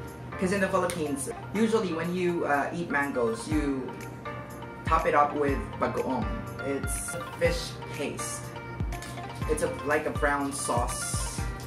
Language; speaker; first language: English; non-native, local second language; Filipino